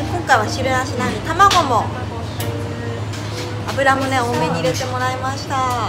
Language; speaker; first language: Japanese; native; Japanese